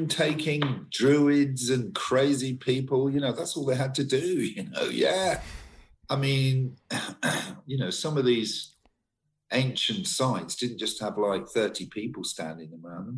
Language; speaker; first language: English; native; English